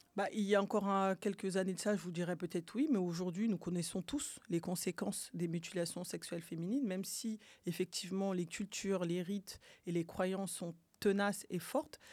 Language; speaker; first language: French; early bilingual, other home language; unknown